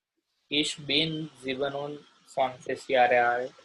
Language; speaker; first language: German; non-native, fluent; Gujarati